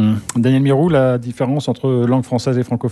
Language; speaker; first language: French; native; French